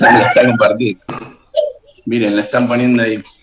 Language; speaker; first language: Spanish; native; Spanish